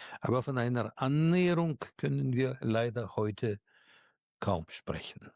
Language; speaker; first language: German; non-native, fluent; Russian